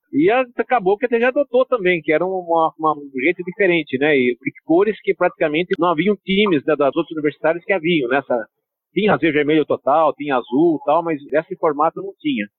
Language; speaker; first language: Portuguese; early bilingual, other home language; Italian